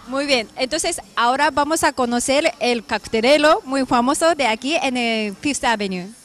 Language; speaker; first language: Spanish; non-native, fluent; Japanese